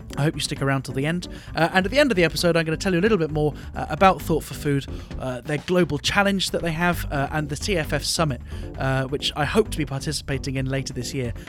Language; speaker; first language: English; native; English